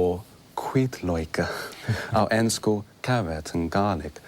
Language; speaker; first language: Icelandic; non-native, learner; English